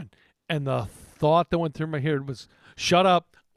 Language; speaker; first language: English; native; English